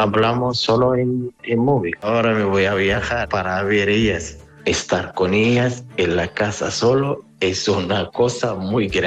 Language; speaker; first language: Spanish; non-native, learner; Arabic